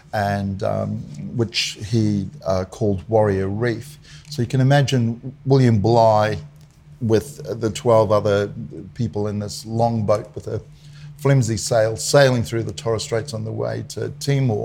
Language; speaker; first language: English; native; English